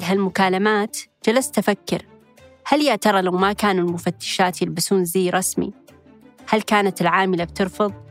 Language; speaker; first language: Arabic; native; Arabic